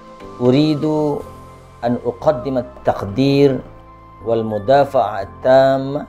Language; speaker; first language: Arabic; non-native, fluent; Indonesian